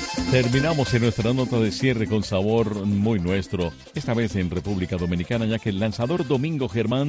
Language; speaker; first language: Spanish; native; Spanish